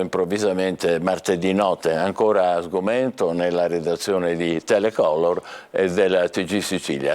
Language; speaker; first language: Italian; native; Italian